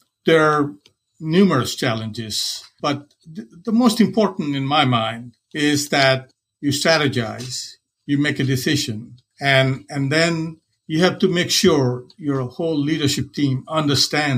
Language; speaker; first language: English; non-native, local second language; Hindi